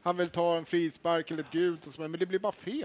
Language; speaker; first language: Swedish; native; Swedish